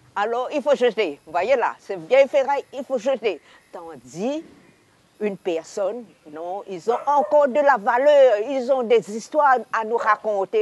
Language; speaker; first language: French; non-native, local second language; Hakka Chinese